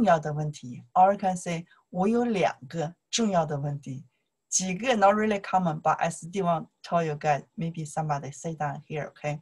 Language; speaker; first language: English; non-native, learner; Chinese